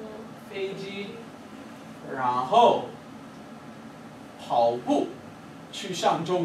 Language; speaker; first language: Chinese; non-native, learner; English